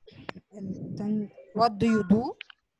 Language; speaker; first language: English; non-native, learner; Arabic